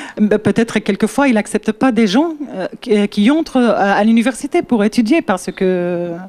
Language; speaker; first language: French; non-native, learner; Arabic